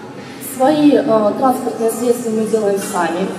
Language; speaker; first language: Russian; native; Russian